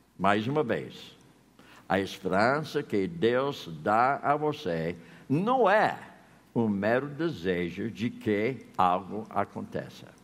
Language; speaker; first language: Portuguese; non-native, fluent; English